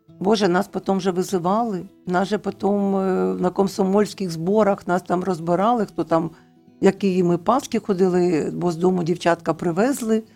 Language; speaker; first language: Ukrainian; non-native, local second language; Russian